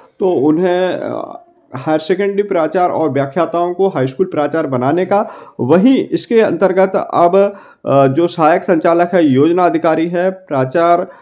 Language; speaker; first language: Hindi; native; Hindi